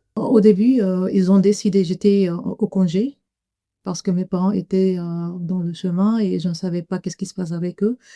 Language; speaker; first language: French; non-native, fluent; Arabic